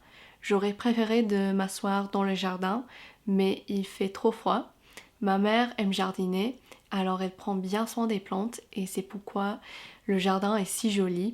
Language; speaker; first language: French; non-native, fluent; English